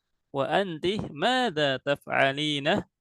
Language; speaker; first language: Arabic; non-native, fluent; Indonesian